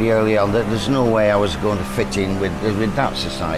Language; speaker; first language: English; native; English